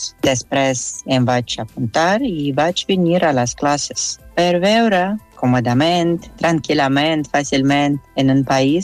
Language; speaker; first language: Catalan; non-native, learner; Russian